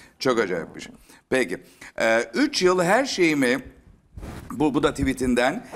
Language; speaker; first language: Turkish; native; Turkish